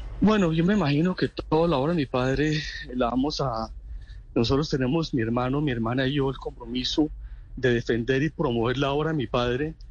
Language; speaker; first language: Spanish; native; Spanish